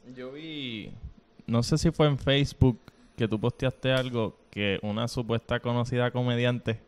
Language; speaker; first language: Spanish; native; Spanish